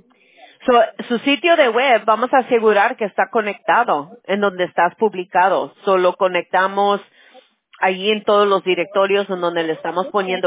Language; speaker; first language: Spanish; early bilingual, heritage; Spanish